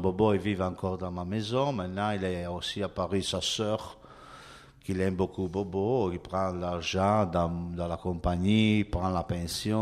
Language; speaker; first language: French; non-native, learner; Italian